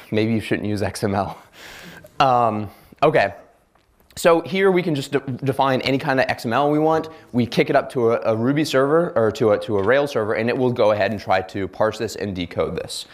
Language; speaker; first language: English; native; English